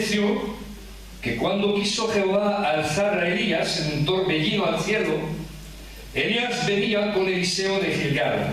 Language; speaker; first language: Spanish; early bilingual, heritage; French